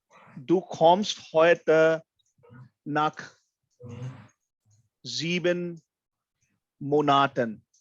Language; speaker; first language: German; non-native, fluent; Hindi